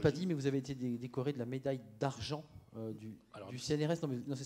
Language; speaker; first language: French; native; French